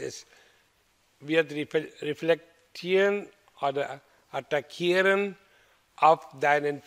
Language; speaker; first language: German; non-native, learner; Hindi